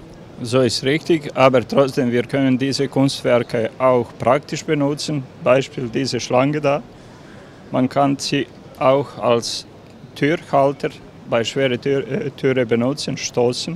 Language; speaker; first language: German; non-native, local second language; Serbian